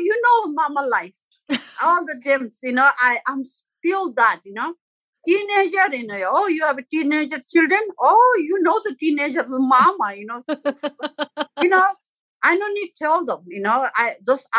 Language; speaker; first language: English; non-native, local second language; Sherpa